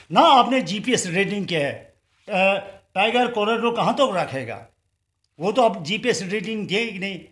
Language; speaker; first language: Hindi; non-native, local second language; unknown